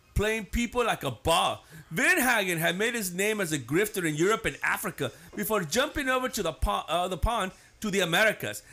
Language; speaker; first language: English; native; English